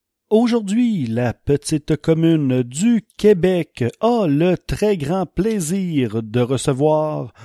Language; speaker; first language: French; native; French